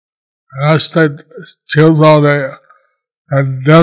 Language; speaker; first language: Spanish; non-native, learner; English